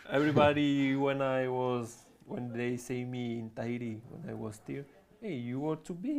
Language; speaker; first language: English; non-native, learner; French